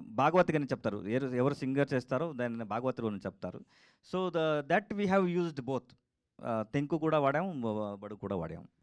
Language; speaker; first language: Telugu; non-native, learner; Kannada